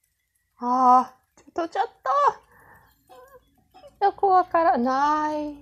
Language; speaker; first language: Japanese; non-native, learner; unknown